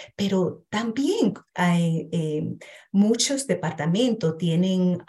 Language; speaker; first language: Spanish; early bilingual, heritage; Spanish